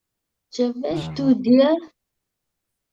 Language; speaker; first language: French; non-native, learner; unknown